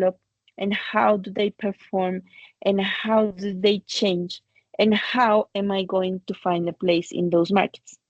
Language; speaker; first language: English; non-native, fluent; Spanish